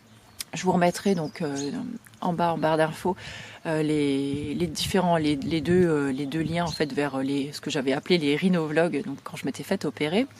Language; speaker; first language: French; native; French